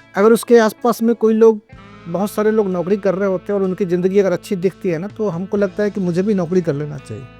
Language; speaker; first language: Hindi; native; Hindi